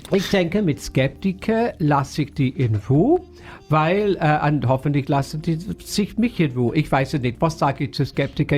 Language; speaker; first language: German; non-native, fluent; English